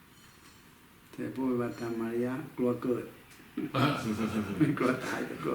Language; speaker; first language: Thai; native; Thai